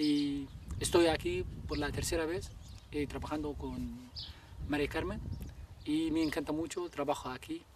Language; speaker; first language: Spanish; non-native, learner; Arabic